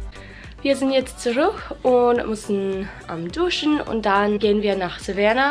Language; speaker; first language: German; non-native, learner; English